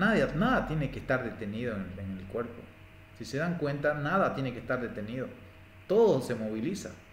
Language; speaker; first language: Spanish; native; Spanish